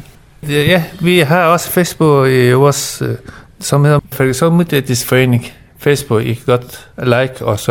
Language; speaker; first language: Danish; non-native, learner; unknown